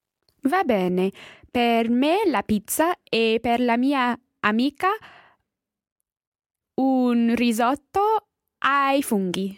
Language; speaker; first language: Italian; non-native, learner; English